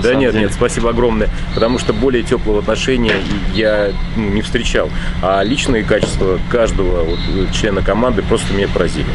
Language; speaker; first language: Russian; native; Russian